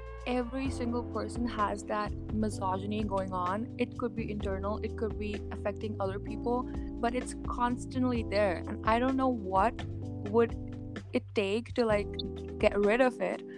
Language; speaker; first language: English; non-native, local second language; Punjabi